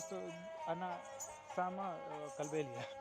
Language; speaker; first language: Russian; non-native, learner; Hindi